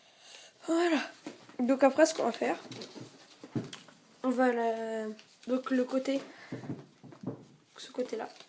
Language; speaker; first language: French; native; French